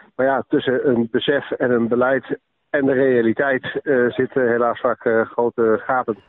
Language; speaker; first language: Dutch; native; Dutch